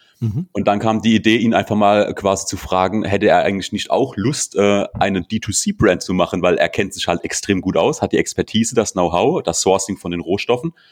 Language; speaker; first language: German; native; German